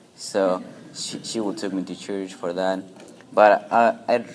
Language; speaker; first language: English; non-native, fluent; Spanish